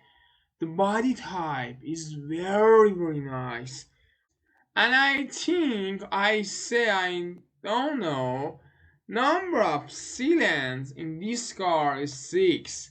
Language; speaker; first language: English; non-native, learner; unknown